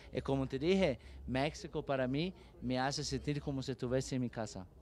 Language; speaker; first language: Spanish; non-native, learner; Portuguese